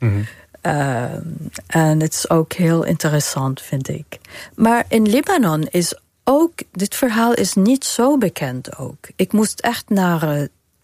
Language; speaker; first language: Dutch; non-native, fluent; Arabic